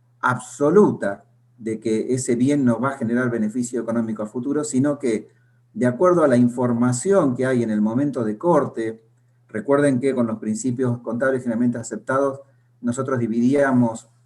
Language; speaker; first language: Spanish; native; Spanish